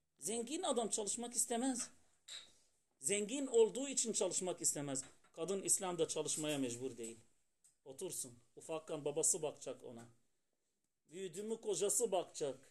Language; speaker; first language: Turkish; non-native, fluent; Arabic